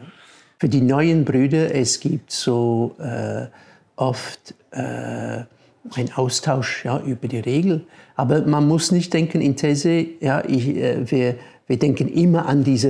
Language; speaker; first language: German; non-native, fluent; English